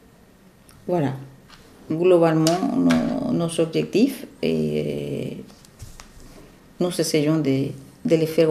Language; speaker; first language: French; non-native, fluent; Spanish